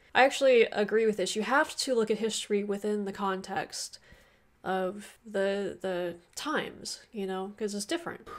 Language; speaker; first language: English; native; English